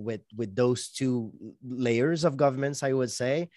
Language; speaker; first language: English; non-native, fluent; French